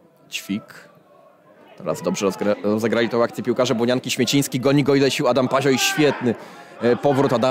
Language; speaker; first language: Polish; native; Polish